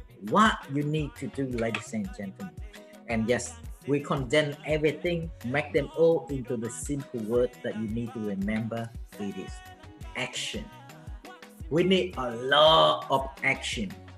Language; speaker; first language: English; non-native, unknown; Vietnamese